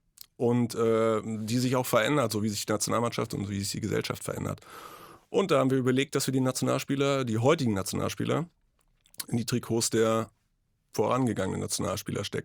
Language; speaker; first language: German; native; German